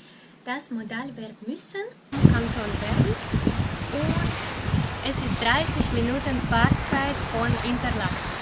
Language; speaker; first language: German; non-native, fluent; Russian